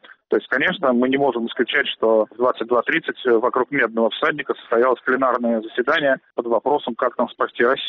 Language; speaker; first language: Russian; native; Russian